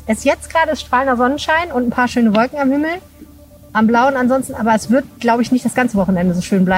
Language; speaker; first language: German; native; German